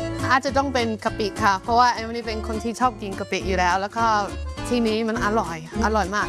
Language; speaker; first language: Thai; non-native, fluent; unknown